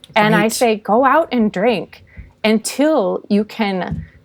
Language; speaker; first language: English; native; English